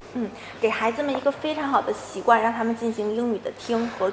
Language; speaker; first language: Chinese; native; Chinese